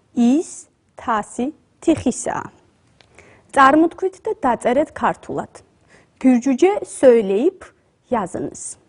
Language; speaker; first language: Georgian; native; Georgian